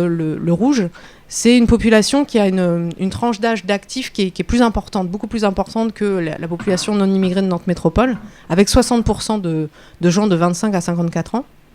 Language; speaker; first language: French; native; French